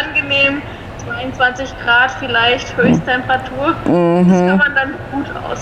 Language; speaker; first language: German; native; German